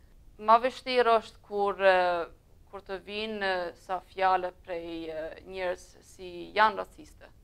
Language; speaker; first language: Albanian; early bilingual, heritage; Albanian